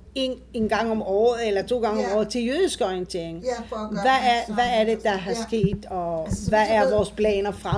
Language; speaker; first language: Danish; non-native, fluent; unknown